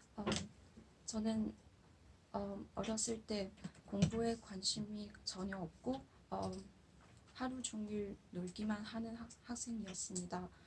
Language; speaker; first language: Korean; non-native, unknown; Chinese